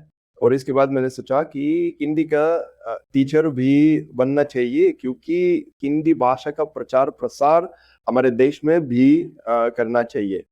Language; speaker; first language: Hindi; non-native, fluent; Russian